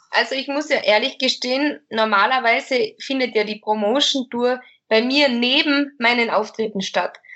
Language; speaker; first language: German; native; German